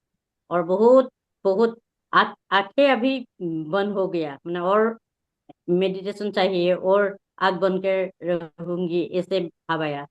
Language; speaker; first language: Hindi; non-native, local second language; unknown